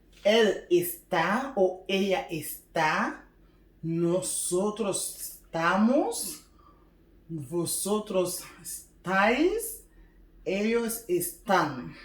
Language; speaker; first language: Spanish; non-native, learner; Haitian Creole